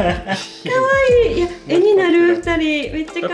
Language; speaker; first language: French; non-native, learner; Japanese